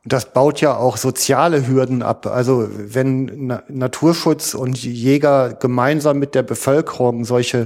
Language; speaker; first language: German; native; German